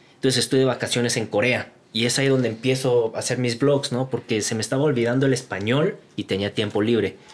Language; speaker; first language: Spanish; early bilingual, other home language; Korean